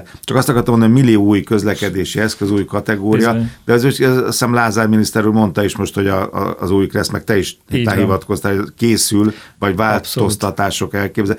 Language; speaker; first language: Hungarian; native; Hungarian